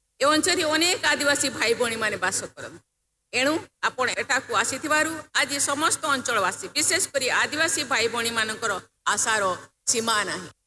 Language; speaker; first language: Odia; non-native, local second language; Santali